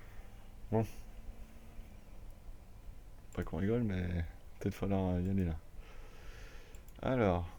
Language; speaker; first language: French; native; French